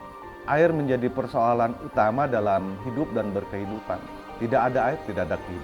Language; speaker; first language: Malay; non-native, local second language; Sundanese